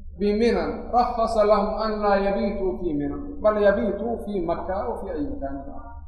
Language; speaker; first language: Arabic; non-native, local second language; Somali